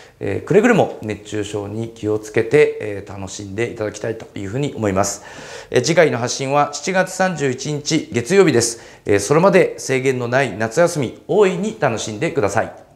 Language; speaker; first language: Japanese; native; Japanese